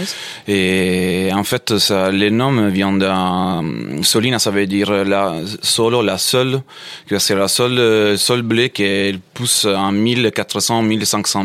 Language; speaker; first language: French; non-native, fluent; Italian